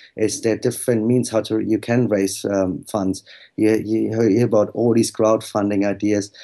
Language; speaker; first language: English; non-native, fluent; German